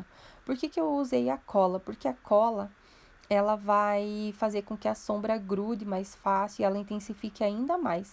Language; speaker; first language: Portuguese; native; Portuguese